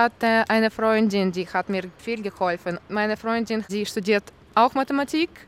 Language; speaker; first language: German; non-native, learner; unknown